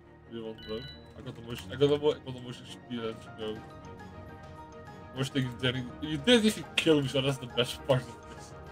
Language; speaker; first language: English; non-native, fluent; Dutch